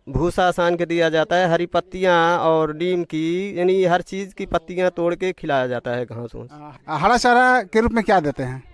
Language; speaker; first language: Hindi; native; Hindi